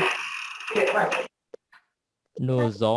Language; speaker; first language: French; non-native, learner; Indonesian